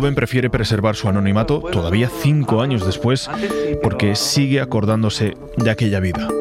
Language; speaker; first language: Spanish; native; Spanish